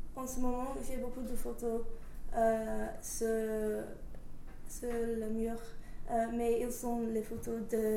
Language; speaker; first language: French; non-native, learner; English